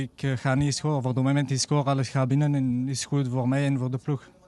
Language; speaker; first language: Dutch; non-native, learner; Arabic